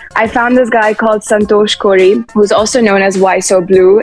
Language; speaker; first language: English; early bilingual, heritage; English